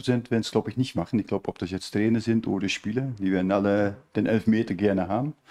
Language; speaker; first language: German; native; German